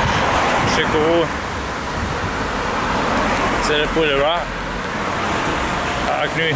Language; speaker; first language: French; non-native, learner; German